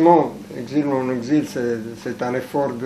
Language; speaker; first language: French; non-native, fluent; Italian